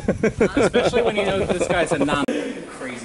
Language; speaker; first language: English; native; English